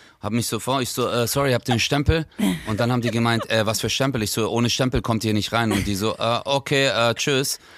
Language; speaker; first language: German; early bilingual, other home language; Turkish